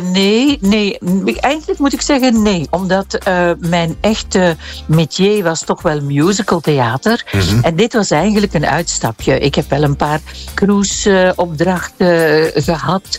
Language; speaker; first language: Dutch; native; Dutch